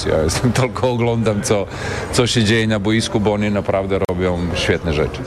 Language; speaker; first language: Polish; non-native, fluent; Serbian